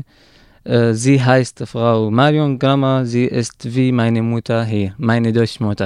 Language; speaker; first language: German; non-native, learner; Arabic